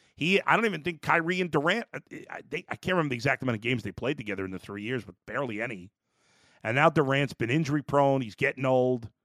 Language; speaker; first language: English; native; English